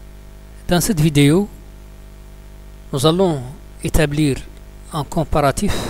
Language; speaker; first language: French; non-native, local second language; Arabic